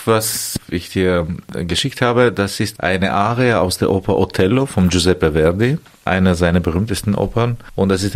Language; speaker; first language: German; non-native, fluent; Armenian